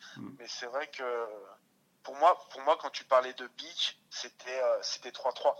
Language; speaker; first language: French; early bilingual, other home language; Russian